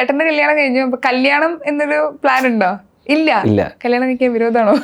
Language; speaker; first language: Malayalam; native; Malayalam